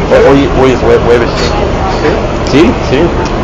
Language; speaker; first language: Spanish; non-native, learner; English